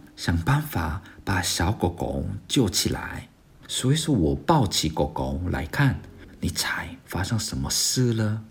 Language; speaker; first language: Chinese; non-native, fluent; Korean